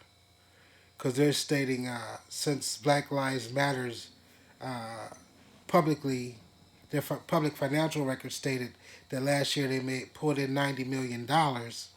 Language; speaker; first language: English; native; English